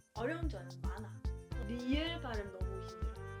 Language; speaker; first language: Korean; non-native, fluent; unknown